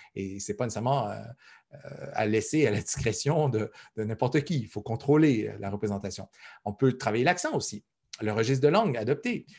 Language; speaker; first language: French; native; French